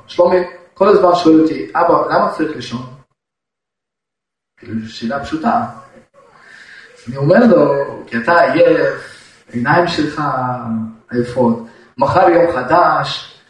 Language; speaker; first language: Hebrew; non-native, fluent; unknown